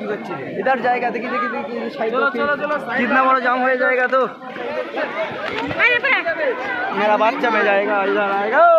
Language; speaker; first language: Hindi; non-native, learner; Bangla